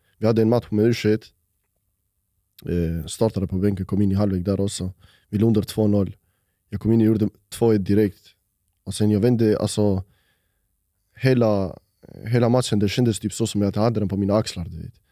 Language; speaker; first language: Swedish; early bilingual, other home language; Albanian